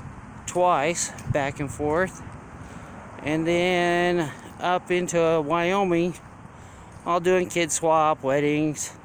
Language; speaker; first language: English; native; English